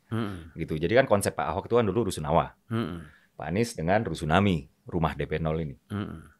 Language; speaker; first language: Indonesian; native; Indonesian